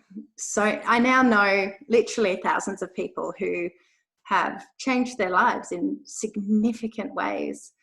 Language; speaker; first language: English; native; English